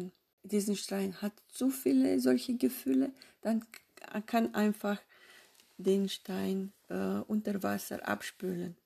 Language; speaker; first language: German; non-native, fluent; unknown